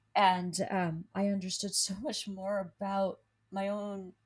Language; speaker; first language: English; early bilingual, other home language; Spanish